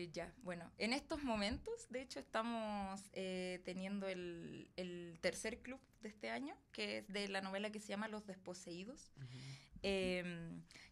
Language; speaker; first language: Spanish; native; Spanish